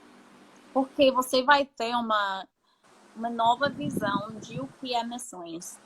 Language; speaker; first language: Portuguese; non-native, fluent; English